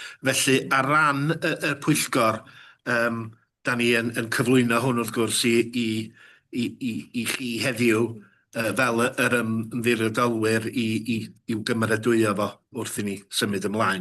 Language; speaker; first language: Welsh; native; Welsh